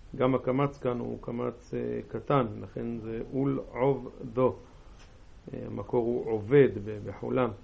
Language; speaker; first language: Hebrew; native; Hebrew